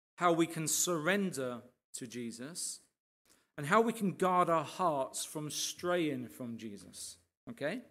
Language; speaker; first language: English; native; English